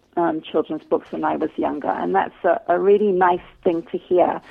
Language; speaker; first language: English; native; English